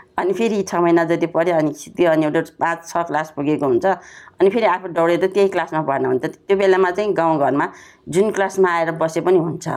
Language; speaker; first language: Nepali; non-native, local second language; Newari